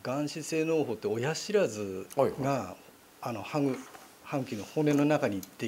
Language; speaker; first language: Japanese; native; Japanese